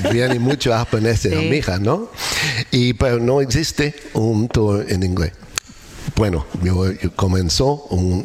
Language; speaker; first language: Spanish; non-native, learner; English